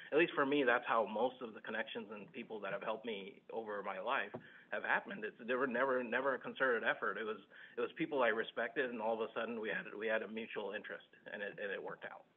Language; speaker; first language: English; early bilingual, other home language; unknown